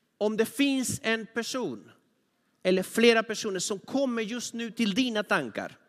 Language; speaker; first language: Swedish; non-native, fluent; Spanish